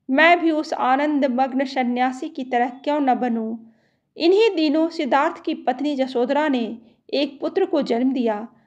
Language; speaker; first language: Hindi; native; Hindi